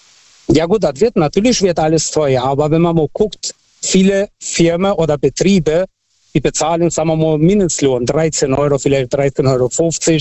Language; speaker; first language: German; non-native, fluent; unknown